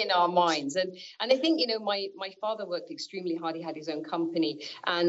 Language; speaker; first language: English; native; English